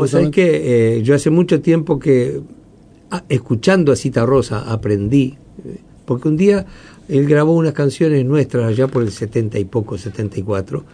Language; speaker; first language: Spanish; native; Spanish